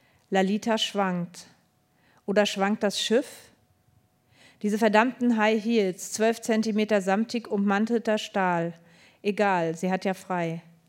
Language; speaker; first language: German; native; German